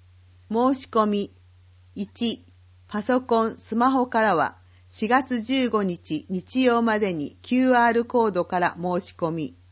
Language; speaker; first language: Japanese; native; Japanese